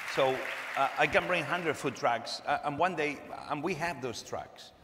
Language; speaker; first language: English; non-native, fluent; Spanish